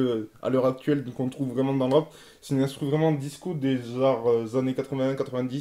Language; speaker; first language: French; native; French